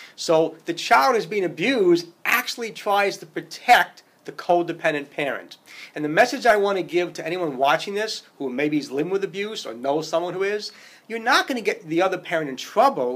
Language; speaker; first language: English; native; English